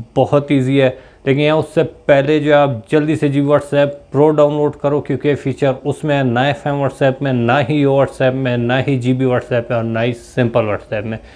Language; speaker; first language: Urdu; native; Urdu